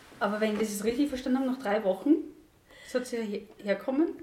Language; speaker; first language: German; native; German